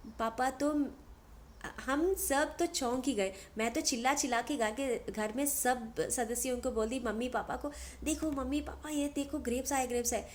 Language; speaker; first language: Hindi; non-native, local second language; Telugu